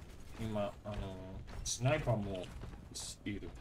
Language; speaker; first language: Japanese; non-native, fluent; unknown